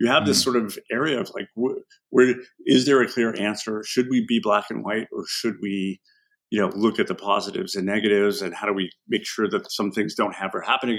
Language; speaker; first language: English; non-native, fluent; Arabic